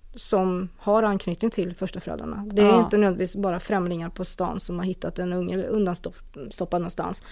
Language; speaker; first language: Swedish; native; Swedish